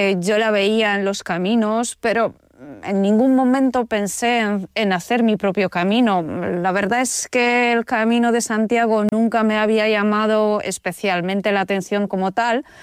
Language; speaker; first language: Spanish; non-native, fluent; Polish